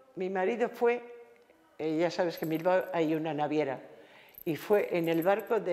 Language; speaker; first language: Spanish; native; Spanish